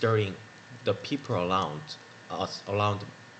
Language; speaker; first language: English; non-native, learner; Korean